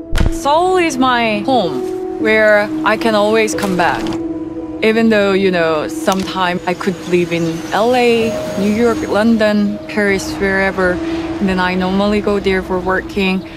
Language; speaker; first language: English; non-native, fluent; Korean